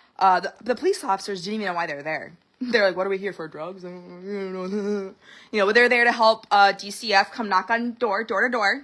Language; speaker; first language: English; native; English